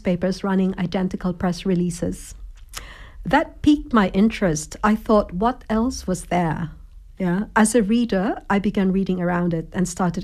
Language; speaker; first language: English; non-native, local second language; Cebuano